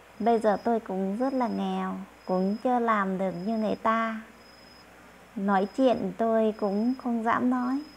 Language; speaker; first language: Vietnamese; non-native, local second language; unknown